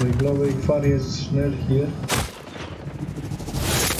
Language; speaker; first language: German; non-native, fluent; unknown